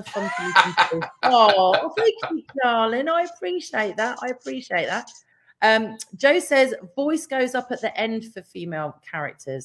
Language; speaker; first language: English; native; English